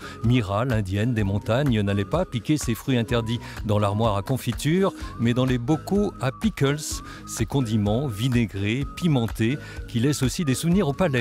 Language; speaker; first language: French; native; French